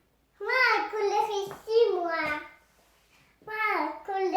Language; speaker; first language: French; native; French